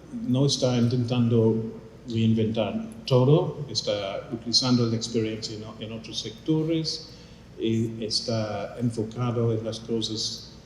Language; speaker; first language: Spanish; non-native, fluent; English